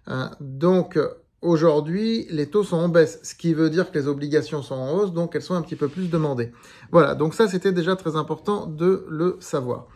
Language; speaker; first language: French; native; French